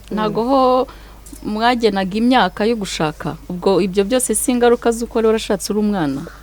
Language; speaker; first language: Kinyarwanda; native; Kinyarwanda